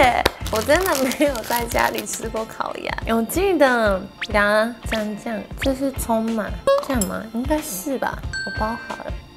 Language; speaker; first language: Chinese; non-native, fluent; Japanese